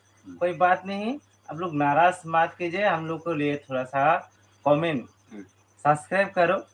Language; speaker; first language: Hindi; non-native, local second language; Kok Borok